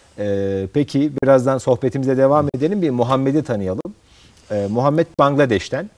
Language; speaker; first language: Turkish; native; Turkish